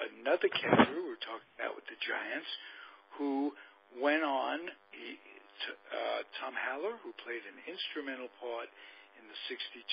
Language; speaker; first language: English; native; English